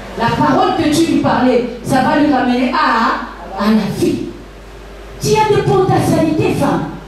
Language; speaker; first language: French; non-native, local second language; Lingala